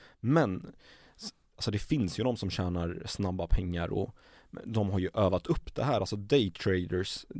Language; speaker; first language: Swedish; early bilingual, other home language; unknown